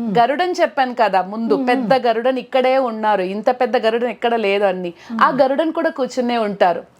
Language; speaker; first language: Telugu; non-native, local second language; Tamil